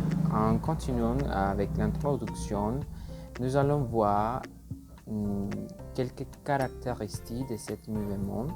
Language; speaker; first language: French; non-native, learner; Spanish